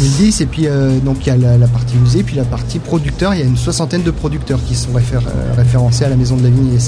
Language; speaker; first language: French; native; French